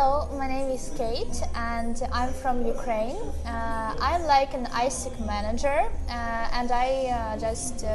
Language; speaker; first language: English; non-native, learner; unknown